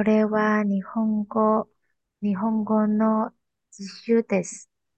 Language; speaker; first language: Japanese; non-native, learner; Chinese